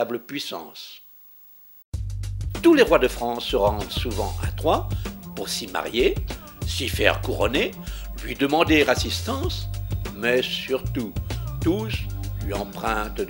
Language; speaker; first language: French; native; French